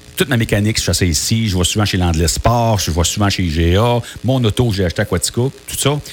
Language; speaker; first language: French; native; French